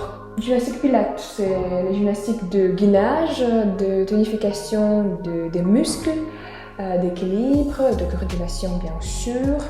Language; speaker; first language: French; non-native, fluent; Russian